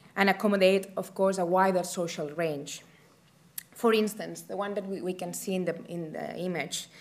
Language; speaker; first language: English; non-native, fluent; Spanish